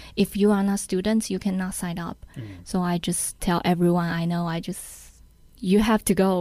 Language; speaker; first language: English; non-native, learner; Chinese